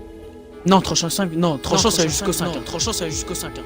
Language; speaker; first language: French; native; French